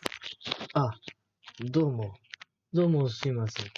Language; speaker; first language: Japanese; non-native, learner; Malay